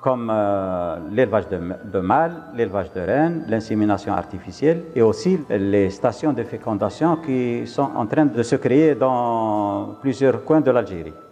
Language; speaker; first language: French; non-native, local second language; Arabic